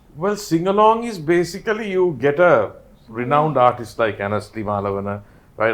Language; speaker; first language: English; non-native, local second language; Sinhala